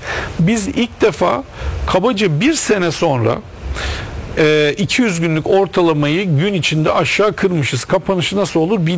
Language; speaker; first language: Turkish; native; Turkish